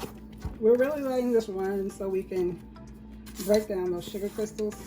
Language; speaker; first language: English; native; English